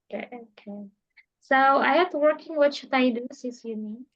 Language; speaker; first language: English; non-native, learner; Indonesian